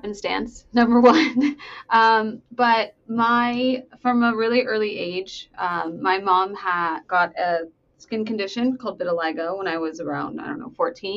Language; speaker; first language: English; native; English